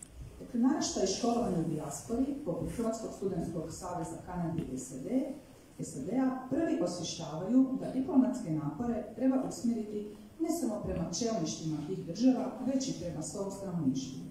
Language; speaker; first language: Croatian; native; Croatian